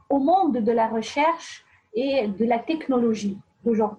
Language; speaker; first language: French; non-native, fluent; Arabic